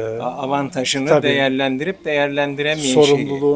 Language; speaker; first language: Turkish; native; Turkish